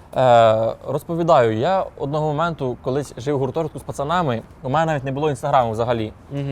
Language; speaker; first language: Ukrainian; non-native, local second language; Russian